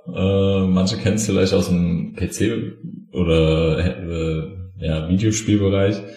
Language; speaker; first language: German; native; German